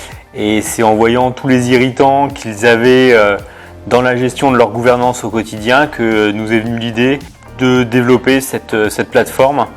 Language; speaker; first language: French; native; French